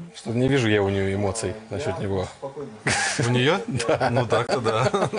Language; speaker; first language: Russian; native; Russian